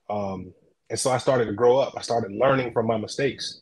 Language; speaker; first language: English; native; English